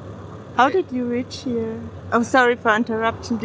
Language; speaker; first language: English; non-native, fluent; German